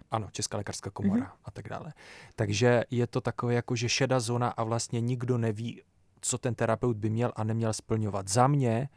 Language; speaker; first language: Czech; early bilingual, other home language; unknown